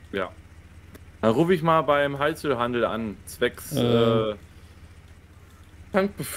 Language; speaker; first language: German; native; German